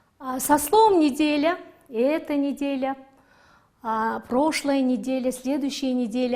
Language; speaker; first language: Russian; non-native, fluent; Mongolian